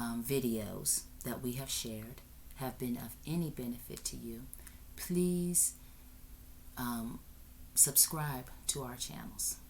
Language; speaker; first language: English; native; English